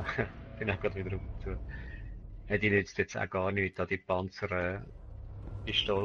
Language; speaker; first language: German; native; German